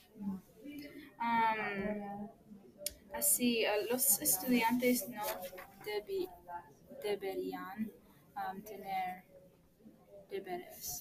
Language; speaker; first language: Spanish; non-native, learner; English